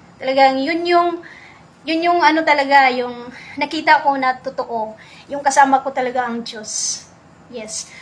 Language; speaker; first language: Filipino; non-native, local second language; Cebuano